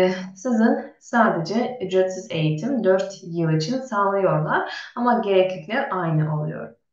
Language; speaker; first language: Turkish; non-native, fluent; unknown